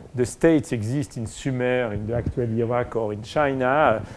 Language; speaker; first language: English; non-native, fluent; French